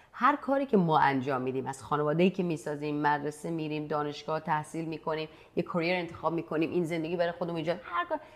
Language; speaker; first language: Persian; early bilingual, heritage; Persian